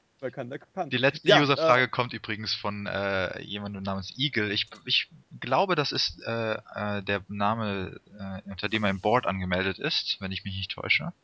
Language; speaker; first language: German; native; German